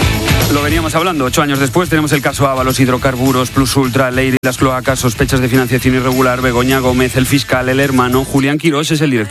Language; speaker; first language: Spanish; native; Spanish